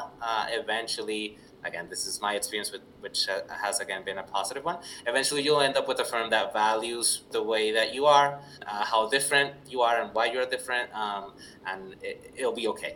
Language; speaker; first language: English; non-native, fluent; Spanish